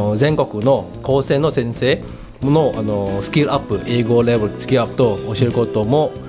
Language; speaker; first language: Japanese; non-native, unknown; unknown